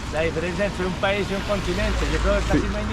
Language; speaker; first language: Spanish; native; Spanish